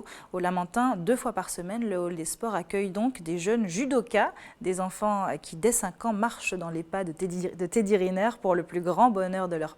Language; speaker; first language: French; native; French